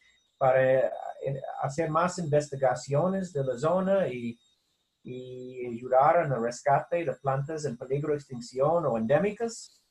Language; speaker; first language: Spanish; non-native, fluent; English